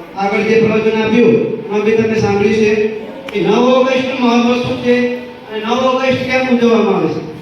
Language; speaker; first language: Gujarati; non-native, local second language; Rathawi